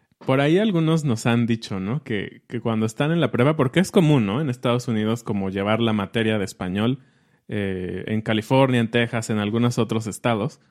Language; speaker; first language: Spanish; native; Spanish